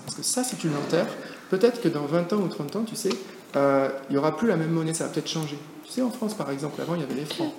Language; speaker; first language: French; native; French